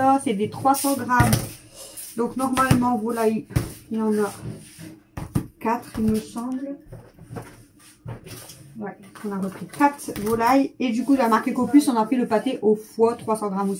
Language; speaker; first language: French; native; French